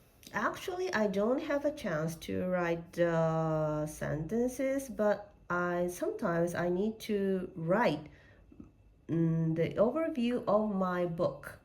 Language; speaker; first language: English; non-native, learner; Japanese